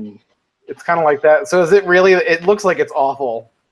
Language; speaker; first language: English; native; English